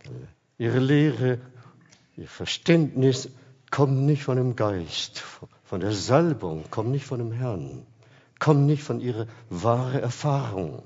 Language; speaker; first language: German; non-native, fluent; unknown